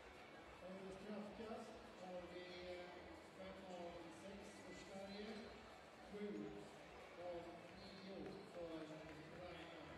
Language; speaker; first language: Swedish; native; Swedish